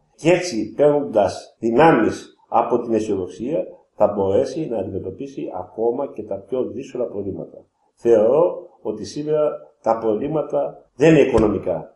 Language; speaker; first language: Greek; native; Greek